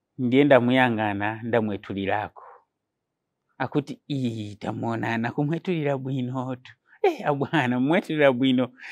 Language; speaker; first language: Nyanja; non-native, fluent; Nyankole